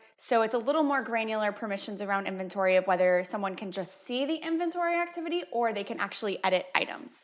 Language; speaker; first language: English; native; English